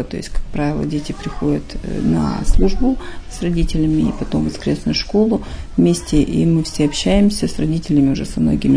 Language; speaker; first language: Russian; native; Russian